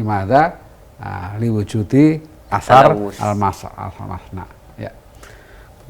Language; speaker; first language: Arabic; non-native, learner; Indonesian